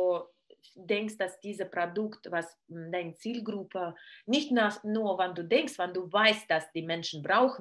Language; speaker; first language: German; non-native, learner; Russian